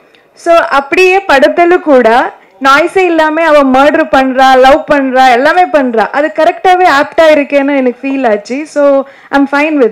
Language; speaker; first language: Tamil; non-native, learner; Kannada